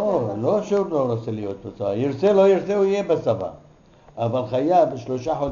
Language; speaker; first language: Hebrew; non-native, fluent; Arabic